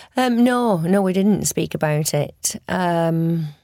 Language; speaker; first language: English; native; English